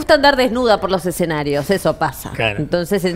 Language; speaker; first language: Spanish; native; Spanish